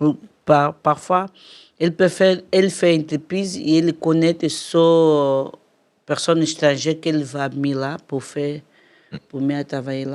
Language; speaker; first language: French; non-native, learner; Portuguese